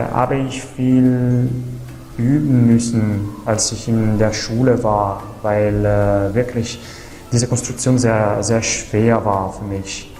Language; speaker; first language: German; non-native, fluent; Italian